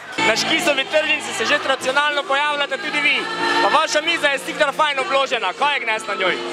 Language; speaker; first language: Slovenian; native; Slovenian